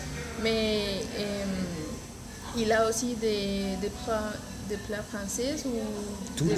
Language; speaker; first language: French; non-native, learner; Spanish